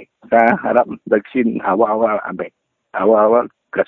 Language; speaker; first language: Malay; non-native, local second language; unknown